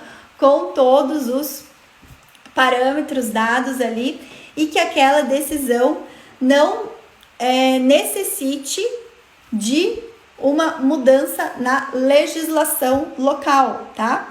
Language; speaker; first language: Portuguese; native; Portuguese